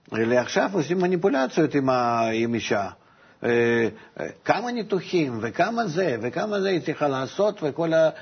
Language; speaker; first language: Hebrew; non-native, fluent; Russian